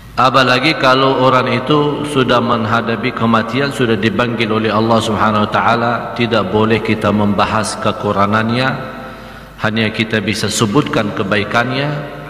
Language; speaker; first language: Malay; non-native, fluent; Arabic